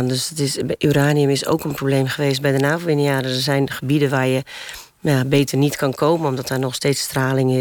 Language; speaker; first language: Dutch; native; Dutch